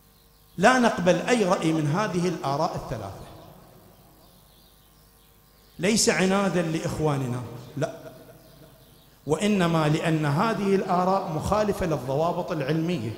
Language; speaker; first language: Arabic; native; Arabic